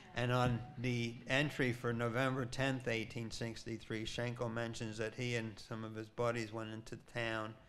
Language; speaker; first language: English; native; English